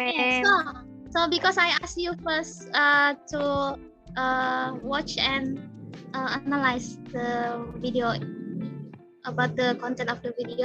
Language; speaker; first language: English; non-native, fluent; Indonesian